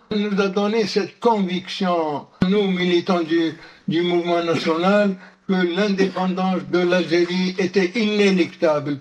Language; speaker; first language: French; non-native, local second language; Arabic